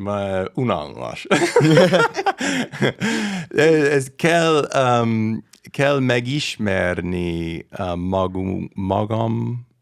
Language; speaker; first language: Hungarian; non-native, learner; English